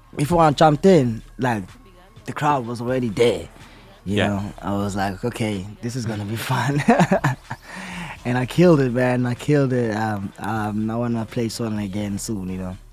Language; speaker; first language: English; non-native, local second language; Zulu